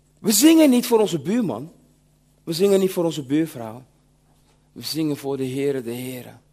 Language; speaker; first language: Dutch; early bilingual, other home language; Sranan Tongo